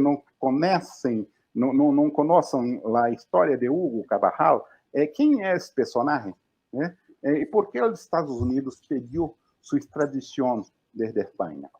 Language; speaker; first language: Spanish; non-native, learner; Portuguese